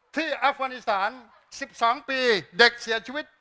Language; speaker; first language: Thai; non-native, local second language; Malay